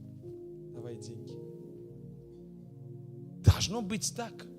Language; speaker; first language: Russian; non-native, fluent; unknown